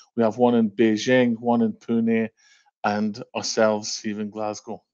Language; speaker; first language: English; native; English